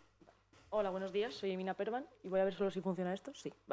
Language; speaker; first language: Spanish; native; Spanish